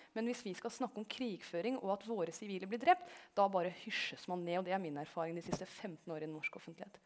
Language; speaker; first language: Norwegian; early bilingual, other home language; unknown